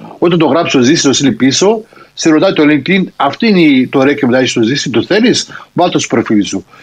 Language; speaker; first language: Greek; early bilingual, heritage; Greek